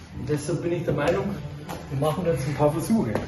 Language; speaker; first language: German; native; German